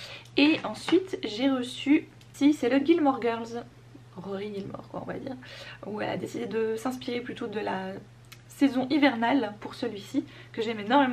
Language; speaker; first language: French; native; French